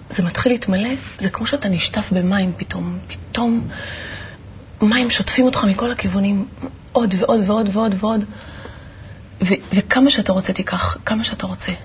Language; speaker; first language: Hebrew; native; Hebrew